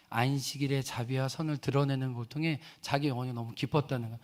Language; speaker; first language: Korean; native; Korean